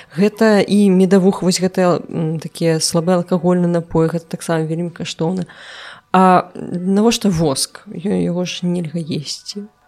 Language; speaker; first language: Belarusian; non-native, local second language; Russian